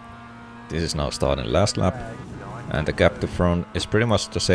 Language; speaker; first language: English; non-native, fluent; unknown